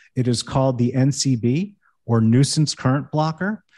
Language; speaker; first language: English; native; English